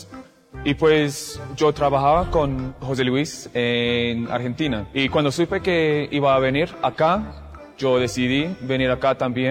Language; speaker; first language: Spanish; non-native, fluent; English